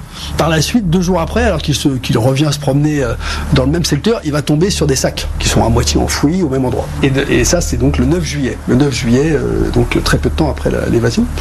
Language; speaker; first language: French; native; French